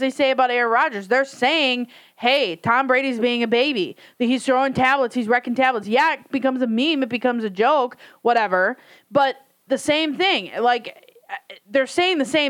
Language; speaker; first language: English; native; English